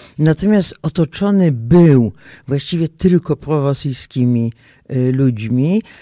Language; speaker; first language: Polish; native; Polish